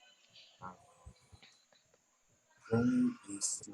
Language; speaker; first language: English; non-native, learner; Vietnamese